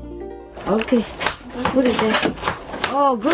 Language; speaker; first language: English; non-native, fluent; Vietnamese